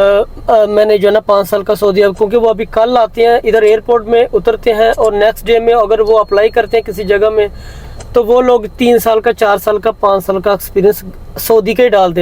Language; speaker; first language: Hindi; native; Hindi